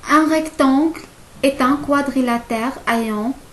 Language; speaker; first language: French; non-native, local second language; Arabic